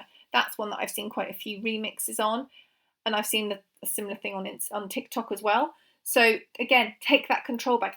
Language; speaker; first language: English; native; English